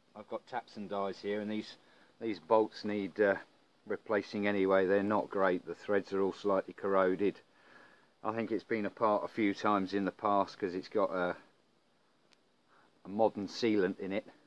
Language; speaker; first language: English; native; English